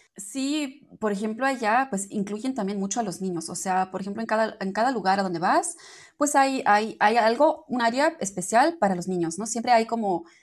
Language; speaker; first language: Spanish; non-native, fluent; German